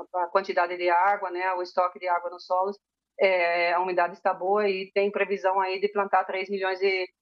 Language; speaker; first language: Portuguese; early bilingual, heritage; Spanish